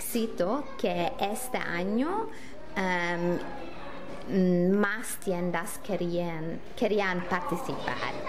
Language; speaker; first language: Spanish; non-native, learner; English